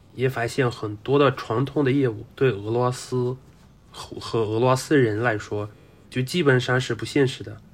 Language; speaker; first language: Chinese; non-native, fluent; Russian